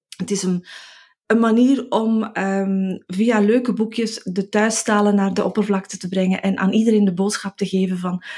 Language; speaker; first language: Dutch; native; Dutch